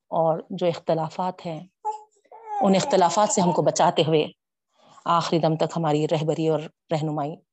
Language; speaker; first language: Urdu; native; Urdu